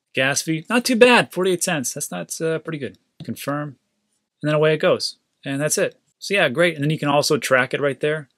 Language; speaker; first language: English; native; English